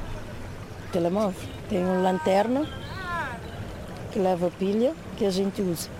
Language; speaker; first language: Portuguese; non-native, local second language; Kabuverdianu